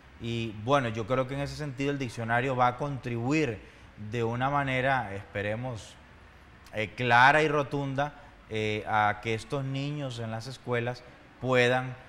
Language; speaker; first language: Spanish; native; Spanish